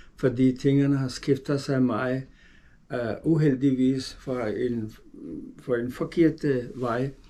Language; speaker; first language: Danish; non-native, fluent; Urdu